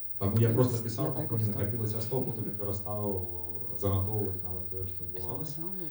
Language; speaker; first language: Belarusian; non-native, local second language; Russian